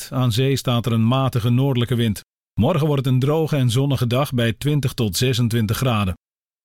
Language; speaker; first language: Dutch; native; Dutch